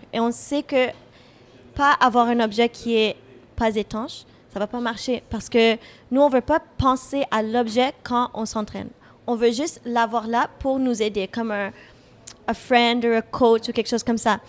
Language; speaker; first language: French; non-native, fluent; English